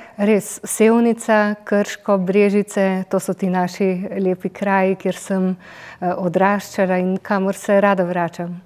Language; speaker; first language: Slovenian; native; Slovenian